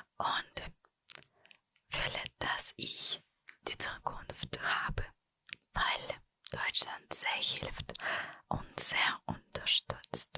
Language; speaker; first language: German; non-native, fluent; Russian